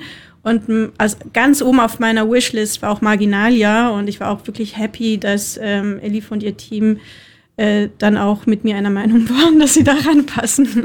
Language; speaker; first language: German; native; German